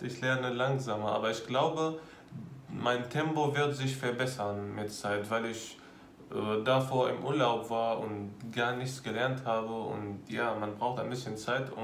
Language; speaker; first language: German; non-native, fluent; Arabic